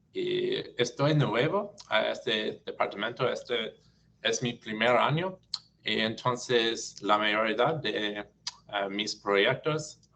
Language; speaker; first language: Spanish; non-native, learner; English